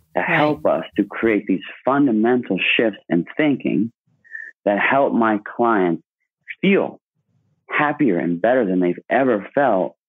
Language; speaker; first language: English; native; English